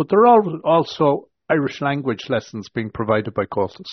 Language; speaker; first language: English; native; English